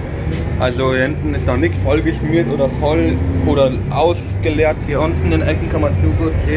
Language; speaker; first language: German; native; German